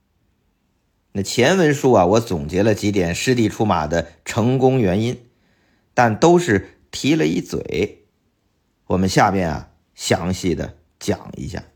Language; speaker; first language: Chinese; native; Chinese